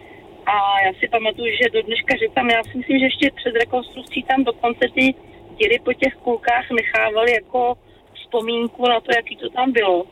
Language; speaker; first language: Czech; native; Czech